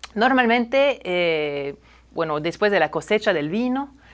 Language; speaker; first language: Spanish; non-native, fluent; French